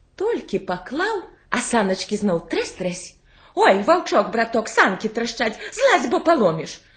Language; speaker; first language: Belarusian; native; Belarusian